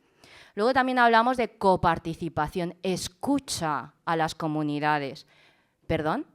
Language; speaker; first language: Spanish; early bilingual, other home language; Chinese